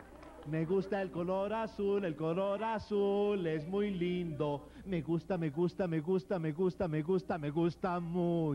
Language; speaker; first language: Spanish; native; Spanish